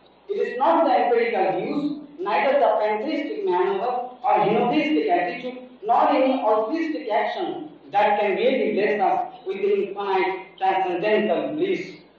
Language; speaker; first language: English; non-native, local second language; Bangla